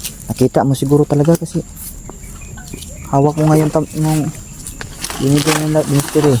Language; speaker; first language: Filipino; non-native, local second language; Cebuano